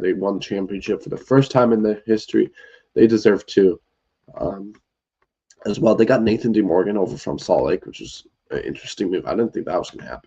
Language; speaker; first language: English; native; English